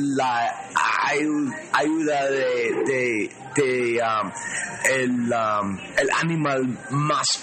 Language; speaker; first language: Spanish; non-native, learner; English